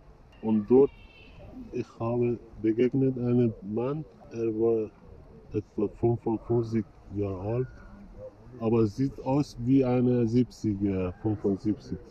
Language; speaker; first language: German; non-native, learner; Persian